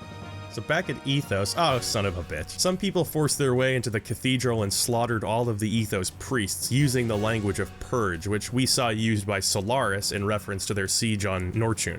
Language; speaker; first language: English; native; English